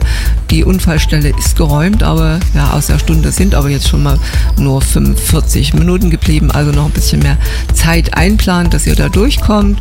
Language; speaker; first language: German; native; German